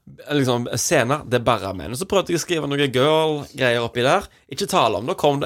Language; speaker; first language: Norwegian; native; Norwegian